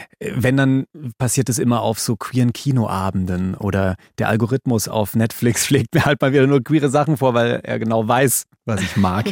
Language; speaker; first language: German; native; German